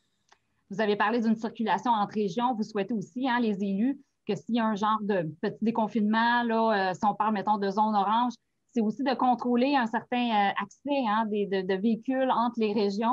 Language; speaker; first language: French; native; French